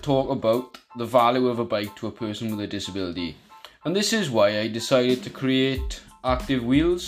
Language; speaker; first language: English; native; English